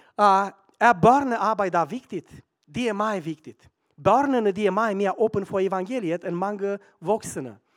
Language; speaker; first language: Swedish; non-native, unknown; Romanian